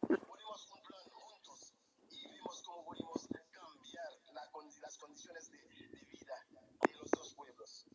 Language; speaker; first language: Spanish; non-native, fluent; Haitian Creole